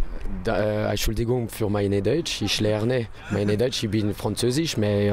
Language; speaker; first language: German; non-native, learner; French